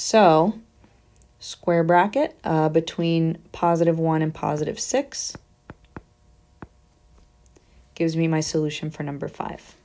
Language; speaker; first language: English; native; English